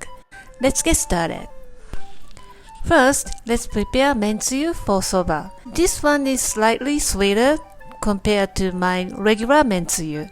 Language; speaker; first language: English; non-native, fluent; Japanese